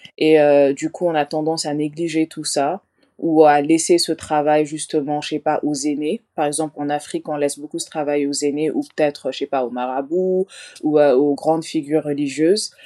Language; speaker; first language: French; non-native, local second language; Wolof